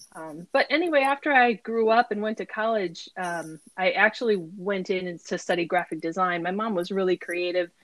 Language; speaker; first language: English; native; English